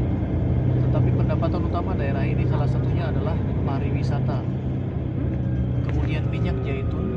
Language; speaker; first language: Indonesian; native; Indonesian